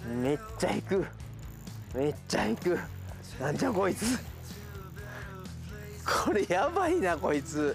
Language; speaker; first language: Japanese; native; Japanese